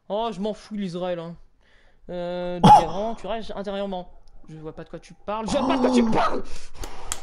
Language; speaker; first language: French; native; French